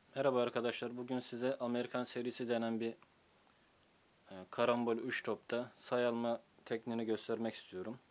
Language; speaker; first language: Turkish; native; Turkish